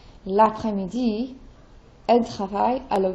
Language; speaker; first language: French; non-native, fluent; English